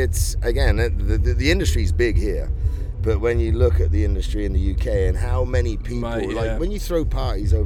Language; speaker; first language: English; native; English